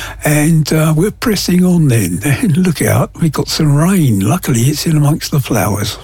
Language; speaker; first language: English; native; English